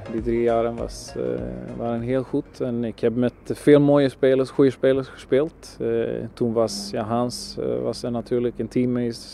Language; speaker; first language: Dutch; non-native, fluent; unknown